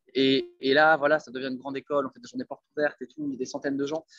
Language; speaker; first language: French; native; French